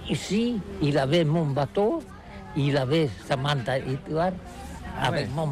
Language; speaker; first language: French; non-native, learner; Catalan